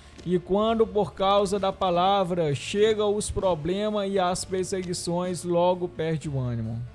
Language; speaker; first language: Portuguese; native; Portuguese